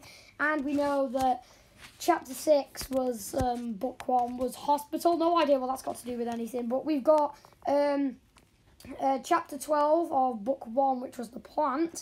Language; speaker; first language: English; native; English